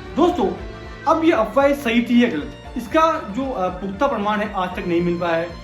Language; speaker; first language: Hindi; non-native, local second language; Bangla